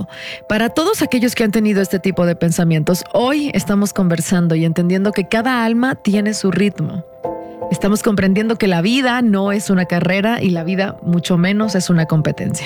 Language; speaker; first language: Spanish; native; Spanish